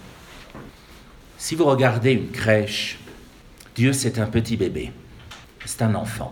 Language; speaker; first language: French; native; French